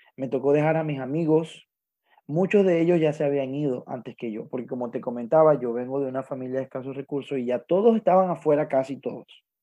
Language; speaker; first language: Spanish; native; Spanish